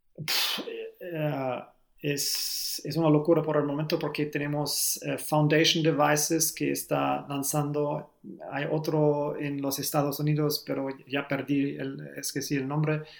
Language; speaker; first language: Spanish; non-native, learner; German